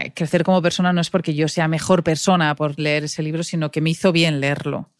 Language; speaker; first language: Spanish; native; Spanish